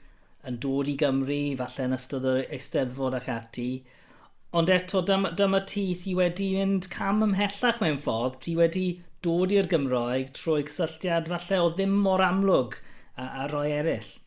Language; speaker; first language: Welsh; non-native, local second language; English